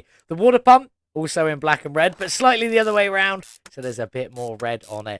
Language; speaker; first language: English; native; English